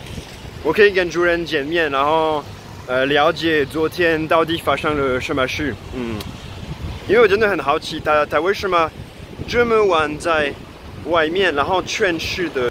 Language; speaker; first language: Chinese; non-native, fluent; French